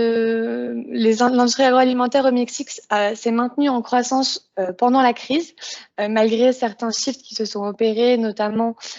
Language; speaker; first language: French; native; French